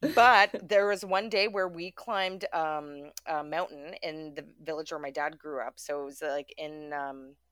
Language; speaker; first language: English; early bilingual, other home language; German